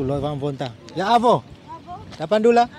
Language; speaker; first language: Portuguese; non-native, learner; Vietnamese